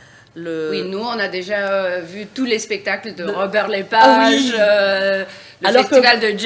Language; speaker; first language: French; non-native, fluent; Russian